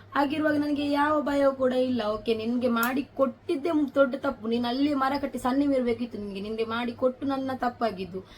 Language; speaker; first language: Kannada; non-native, local second language; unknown